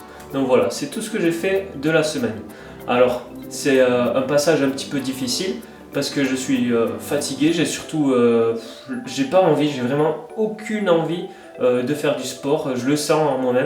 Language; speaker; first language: French; native; French